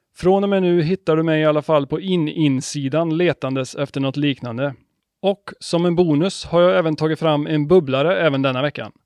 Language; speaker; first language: Swedish; native; Swedish